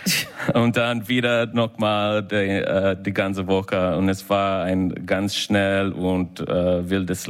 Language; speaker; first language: German; non-native, fluent; English